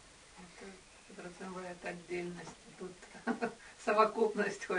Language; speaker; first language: Russian; native; Russian